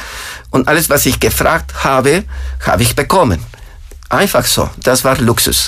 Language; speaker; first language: German; non-native, fluent; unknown